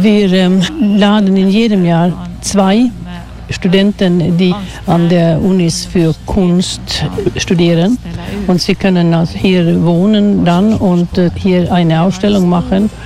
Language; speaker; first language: German; non-native, fluent; Swedish